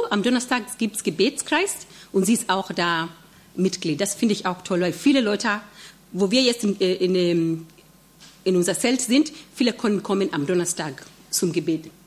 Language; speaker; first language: German; non-native, fluent; Swahili